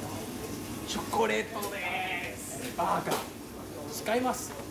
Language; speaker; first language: Japanese; non-native, learner; Cantonese